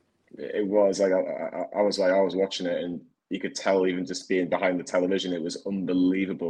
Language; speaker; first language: English; native; English